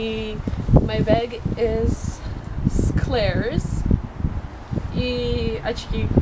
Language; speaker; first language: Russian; early bilingual, heritage; Russian